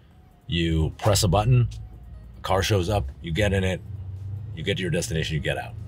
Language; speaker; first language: English; native; English